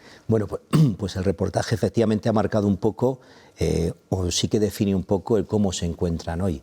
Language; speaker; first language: Spanish; native; Spanish